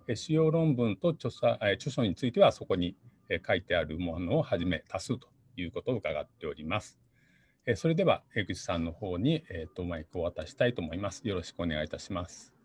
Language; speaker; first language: Japanese; native; Japanese